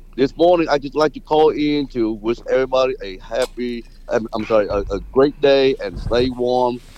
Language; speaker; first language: English; non-native, fluent; Vietnamese